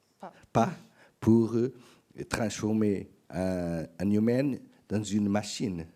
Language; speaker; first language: French; non-native, learner; Portuguese